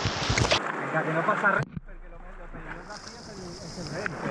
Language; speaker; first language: Catalan; native; Catalan